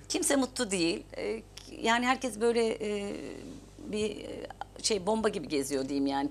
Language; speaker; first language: Turkish; native; Turkish